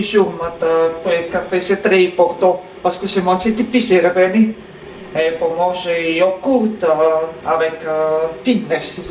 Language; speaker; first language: French; non-native, learner; Bulgarian